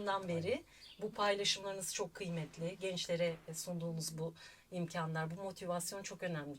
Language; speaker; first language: Turkish; native; Turkish